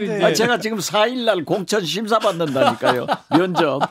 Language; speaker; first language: Korean; native; Korean